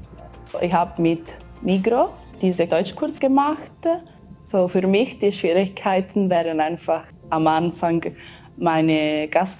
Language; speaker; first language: German; non-native, local second language; Italian